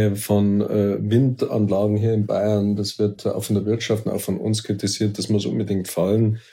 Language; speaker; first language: German; native; German